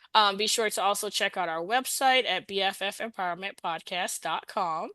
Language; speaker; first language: English; native; English